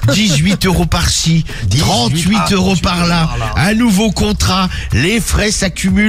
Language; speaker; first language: French; native; French